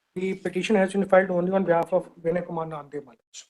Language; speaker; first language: English; non-native, local second language; Hindi